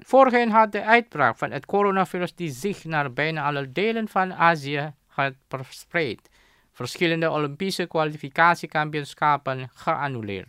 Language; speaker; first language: Dutch; non-native, fluent; Indonesian